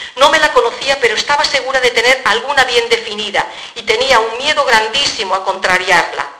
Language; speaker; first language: Spanish; non-native, local second language; Galician